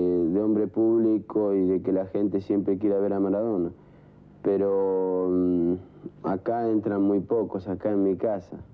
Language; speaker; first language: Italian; non-native, learner; Spanish